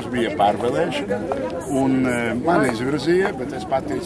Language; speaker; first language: Latvian; non-native, local second language; Russian